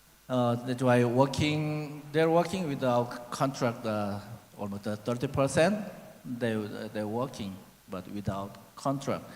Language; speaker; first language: English; non-native, learner; Korean